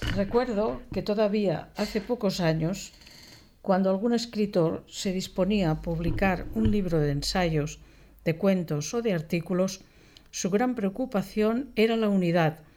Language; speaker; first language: Spanish; non-native, local second language; Catalan